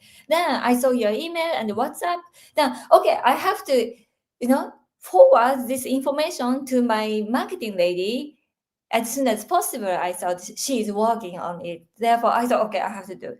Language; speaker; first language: English; non-native, learner; Japanese